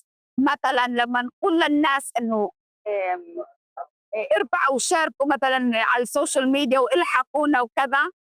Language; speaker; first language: Arabic; early bilingual, heritage; Arabic